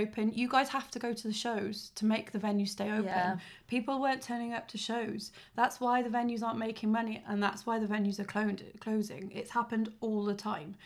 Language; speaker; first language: English; native; English